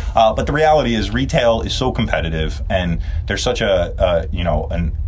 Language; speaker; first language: English; early bilingual, other home language; Turkish